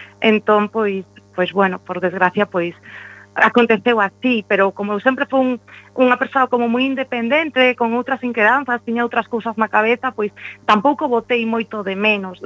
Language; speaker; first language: Galician; non-native, local second language; Spanish